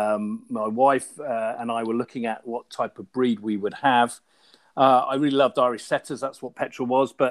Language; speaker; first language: English; native; English